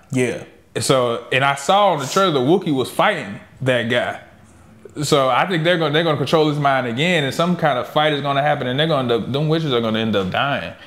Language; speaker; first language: English; native; English